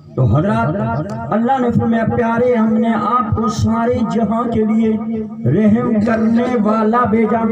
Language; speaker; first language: Urdu; non-native, local second language; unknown